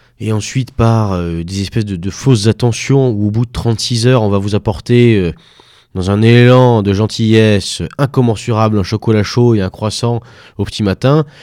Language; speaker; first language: French; native; French